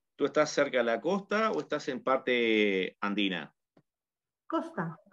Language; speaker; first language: Spanish; native; Spanish